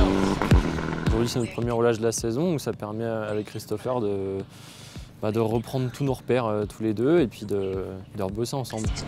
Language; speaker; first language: French; native; French